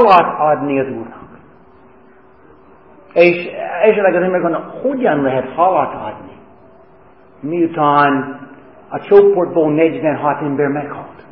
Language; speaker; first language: Hungarian; non-native, fluent; English